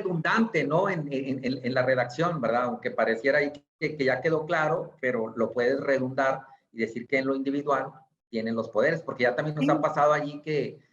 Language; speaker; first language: Spanish; native; Spanish